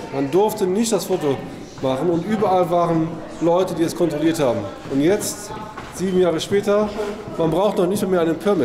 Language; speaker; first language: German; non-native, fluent; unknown